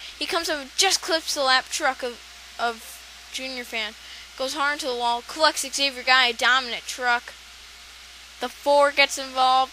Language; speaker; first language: English; native; English